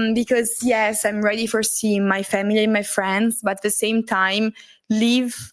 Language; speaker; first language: English; non-native, learner; Italian